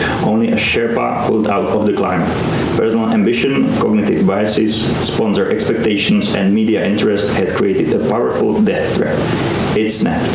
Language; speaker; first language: English; non-native, fluent; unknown